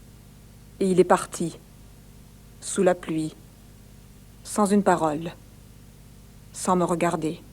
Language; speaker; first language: French; native; French